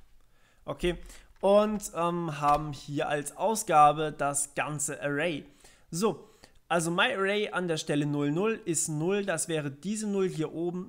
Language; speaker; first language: German; native; German